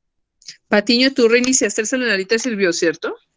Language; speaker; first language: Spanish; native; Spanish